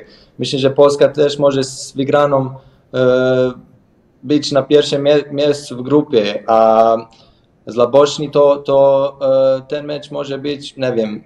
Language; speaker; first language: Polish; non-native, learner; Bosnian